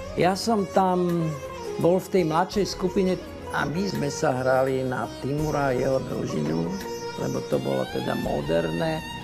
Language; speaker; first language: Slovak; native; Slovak